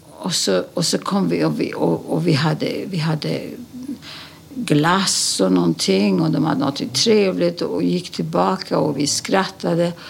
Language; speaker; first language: Swedish; early bilingual, other home language; Polish